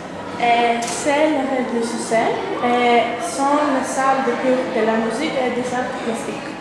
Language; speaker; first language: French; non-native, learner; Greek